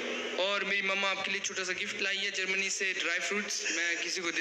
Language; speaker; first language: Hindi; early bilingual, heritage; Hindi